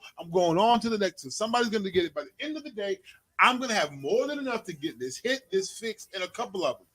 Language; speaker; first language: English; native; English